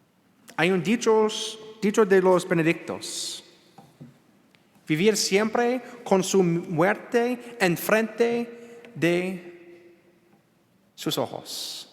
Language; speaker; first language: Spanish; non-native, learner; English